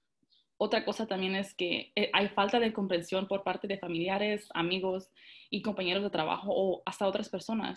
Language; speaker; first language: Spanish; early bilingual, heritage; Spanish